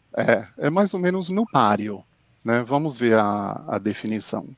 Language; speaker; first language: Portuguese; non-native, fluent; English